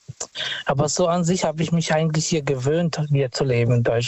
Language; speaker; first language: German; non-native, fluent; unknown